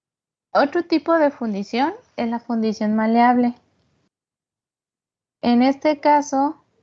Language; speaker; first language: Spanish; native; Spanish